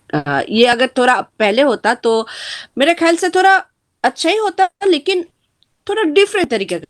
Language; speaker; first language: Hindi; non-native, learner; Bangla